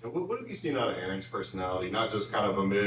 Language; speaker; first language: English; native; English